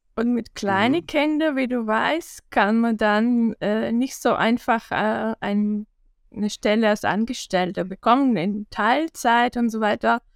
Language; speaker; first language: German; non-native, fluent; Bulgarian